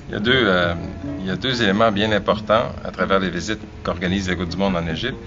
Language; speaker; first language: French; native; French